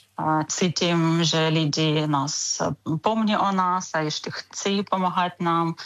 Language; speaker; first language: Czech; non-native, learner; Ukrainian